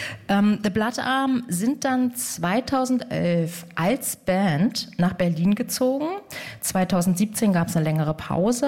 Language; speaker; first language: German; native; German